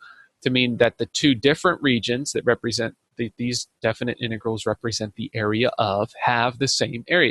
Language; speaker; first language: English; native; English